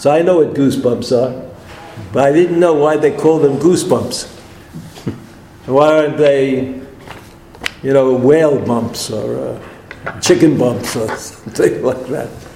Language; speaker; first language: English; native; English